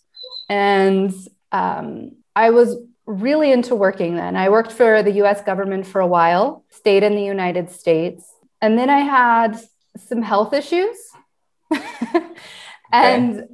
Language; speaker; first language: English; native; English